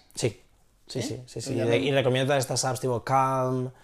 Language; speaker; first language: Spanish; native; Spanish